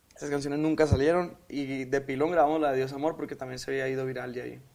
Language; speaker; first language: Spanish; native; Spanish